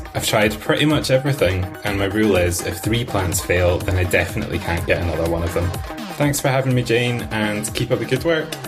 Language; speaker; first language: English; native; English